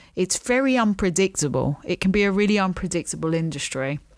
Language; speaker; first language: English; native; English